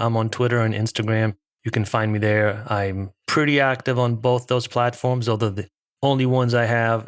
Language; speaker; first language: English; native; English